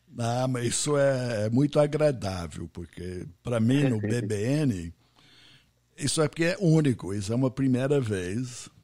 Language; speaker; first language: Portuguese; non-native, fluent; English